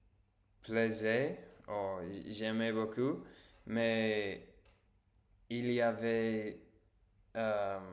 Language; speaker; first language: French; non-native, learner; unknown